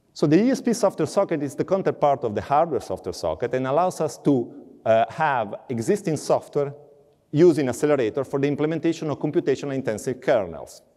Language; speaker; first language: English; non-native, fluent; Italian